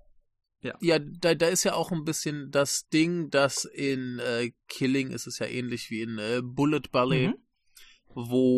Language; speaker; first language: German; native; German